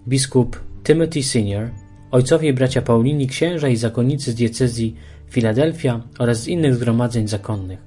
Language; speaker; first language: Polish; native; Polish